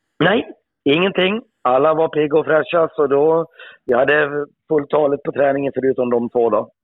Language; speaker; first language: Swedish; native; Swedish